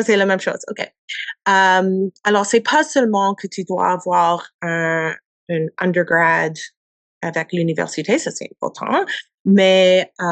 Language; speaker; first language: French; non-native, learner; English